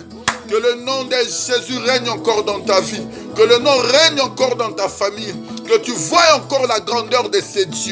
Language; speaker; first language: French; non-native, local second language; Lingala